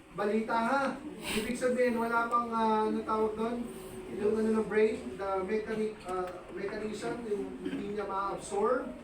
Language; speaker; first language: Filipino; native; Filipino